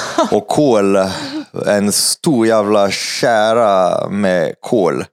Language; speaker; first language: Swedish; non-native, fluent; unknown